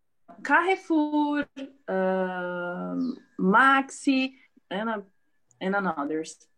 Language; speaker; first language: English; non-native, learner; Portuguese